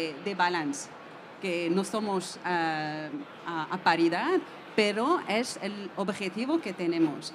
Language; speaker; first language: Spanish; non-native, fluent; French